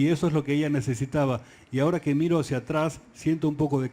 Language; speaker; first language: Spanish; native; Spanish